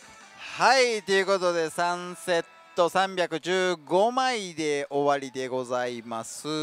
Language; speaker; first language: Japanese; native; Japanese